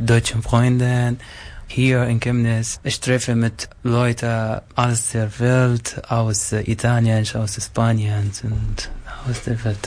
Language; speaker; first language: German; non-native, learner; Arabic